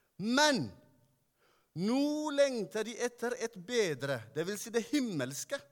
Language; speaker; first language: Norwegian; non-native, fluent; Tigrinya